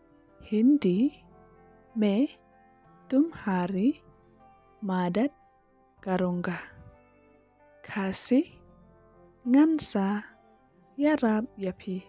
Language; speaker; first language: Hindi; non-native, local second language; Khasi